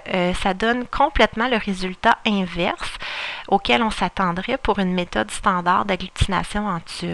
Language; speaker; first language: French; native; French